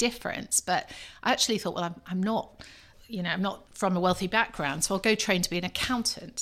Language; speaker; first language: English; native; English